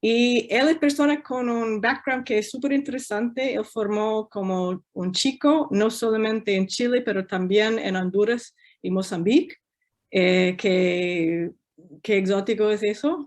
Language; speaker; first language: Spanish; non-native, fluent; English